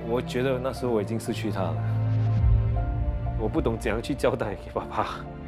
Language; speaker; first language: Chinese; non-native, local second language; English